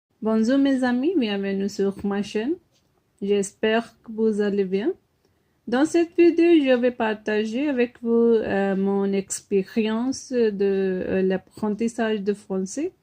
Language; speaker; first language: French; non-native, fluent; Punjabi